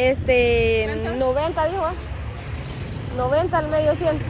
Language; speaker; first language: Spanish; native; Spanish